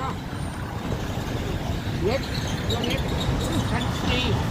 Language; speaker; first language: English; non-native, learner; Thai